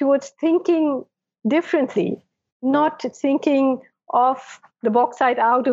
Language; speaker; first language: English; non-native, local second language; Malayalam